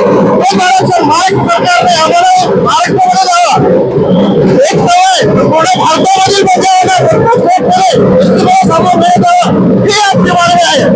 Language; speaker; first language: Marathi; non-native, local second language; Lambadi